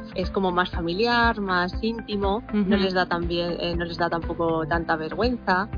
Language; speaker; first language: Spanish; native; Spanish